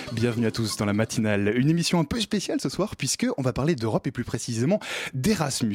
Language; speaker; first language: French; native; French